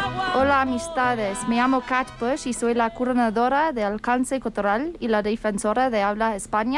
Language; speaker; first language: Spanish; non-native, fluent; English